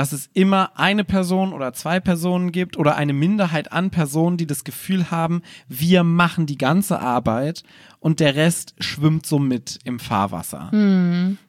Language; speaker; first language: German; native; German